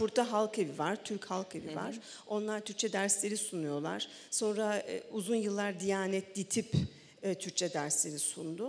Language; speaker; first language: Turkish; early bilingual, heritage; Turkish